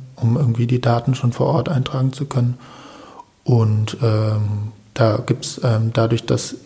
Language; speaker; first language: German; native; German